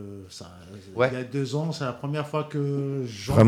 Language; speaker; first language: French; non-native, local second language; Kabyle